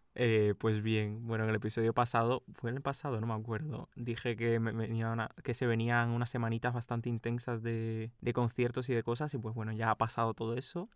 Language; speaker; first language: Spanish; native; Spanish